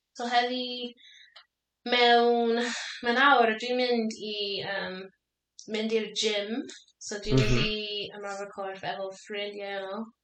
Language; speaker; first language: Welsh; non-native, learner; English